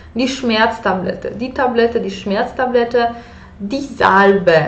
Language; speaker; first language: German; non-native, fluent; Polish